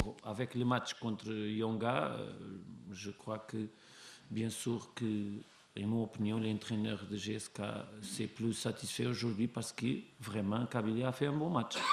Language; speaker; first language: French; non-native, learner; Portuguese